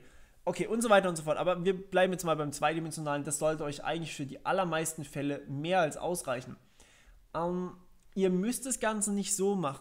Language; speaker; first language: German; native; German